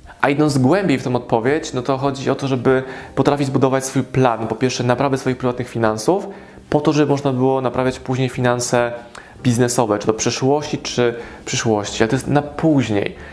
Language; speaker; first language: Polish; native; Polish